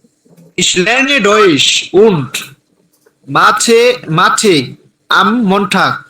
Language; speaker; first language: German; non-native, learner; Bangla